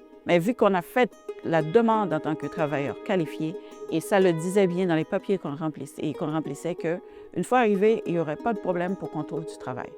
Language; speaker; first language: French; non-native, local second language; Haitian Creole